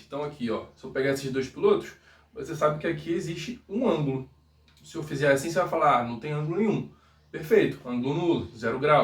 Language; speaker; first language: Portuguese; native; Portuguese